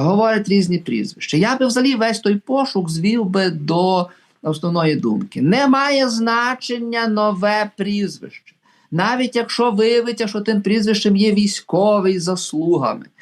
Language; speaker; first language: Ukrainian; native; Ukrainian